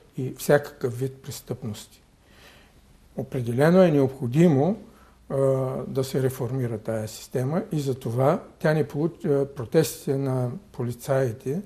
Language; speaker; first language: Bulgarian; native; Bulgarian